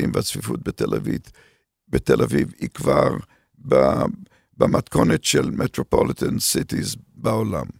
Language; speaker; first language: Hebrew; native; Hebrew